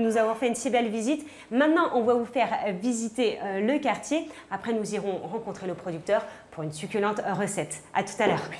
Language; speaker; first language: French; native; French